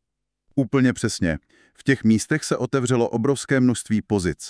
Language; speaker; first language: Czech; native; Czech